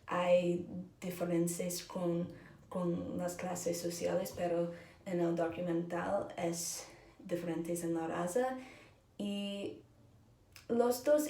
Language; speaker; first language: Spanish; non-native, learner; English